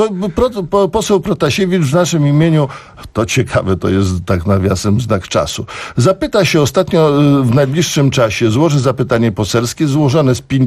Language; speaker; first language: Polish; native; Polish